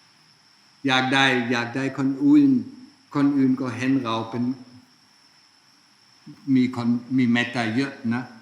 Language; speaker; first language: Thai; non-native, fluent; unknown